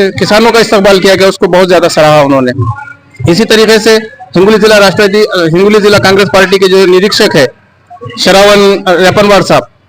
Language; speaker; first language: Hindi; non-native, local second language; Urdu